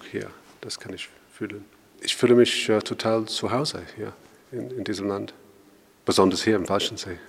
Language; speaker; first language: German; non-native, fluent; English